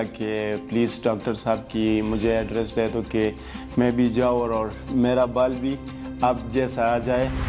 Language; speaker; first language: Hindi; non-native, learner; Pashto